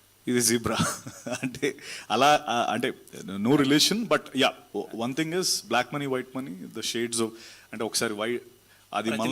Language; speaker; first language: Telugu; native; Telugu